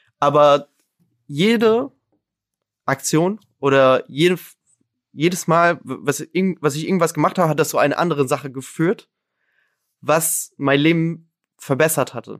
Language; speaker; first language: German; non-native, fluent; Arabic